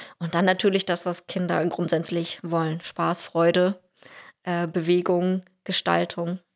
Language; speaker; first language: German; early bilingual, heritage; Russian